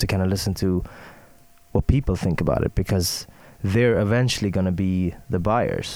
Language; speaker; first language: English; non-native, fluent; Swedish